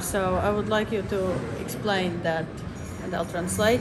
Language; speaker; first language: English; non-native, fluent; Latvian